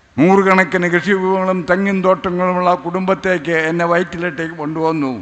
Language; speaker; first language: Malayalam; native; Malayalam